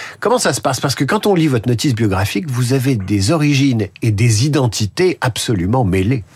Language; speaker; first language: French; native; French